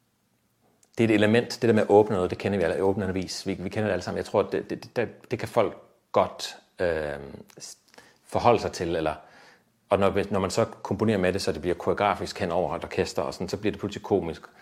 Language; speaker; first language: Danish; native; Danish